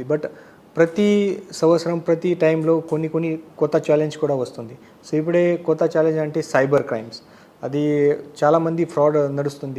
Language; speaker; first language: Telugu; non-native, fluent; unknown